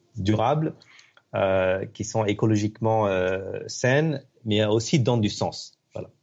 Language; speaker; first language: French; non-native, fluent; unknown